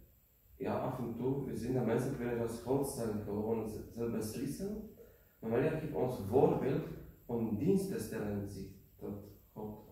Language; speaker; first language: Dutch; non-native, learner; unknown